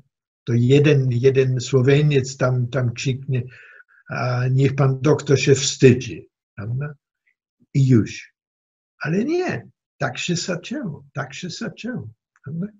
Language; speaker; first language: Polish; non-native, fluent; German